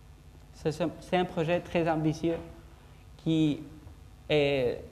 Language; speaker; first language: French; non-native, fluent; Spanish